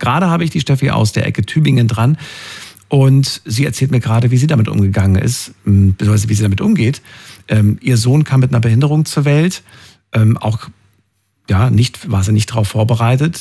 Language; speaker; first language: German; native; German